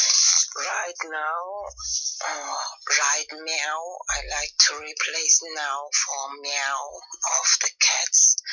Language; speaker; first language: English; non-native, fluent; German